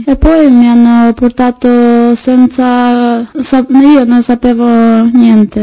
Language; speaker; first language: Italian; non-native, learner; Albanian